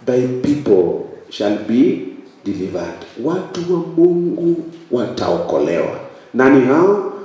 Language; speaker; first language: English; non-native, local second language; Swahili